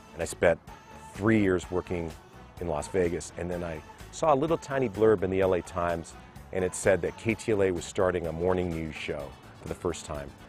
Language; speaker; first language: English; native; English